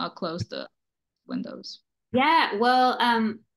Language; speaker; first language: English; native; English